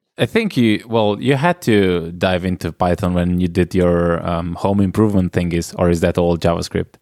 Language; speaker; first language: English; non-native, fluent; Slovenian